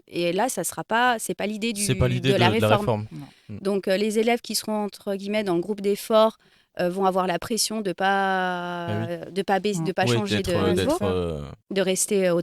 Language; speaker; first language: French; native; French